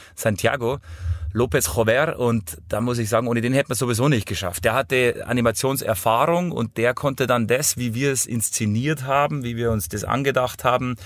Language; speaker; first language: German; native; German